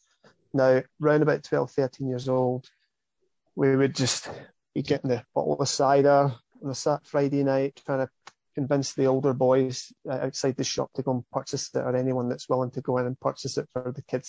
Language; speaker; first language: English; native; English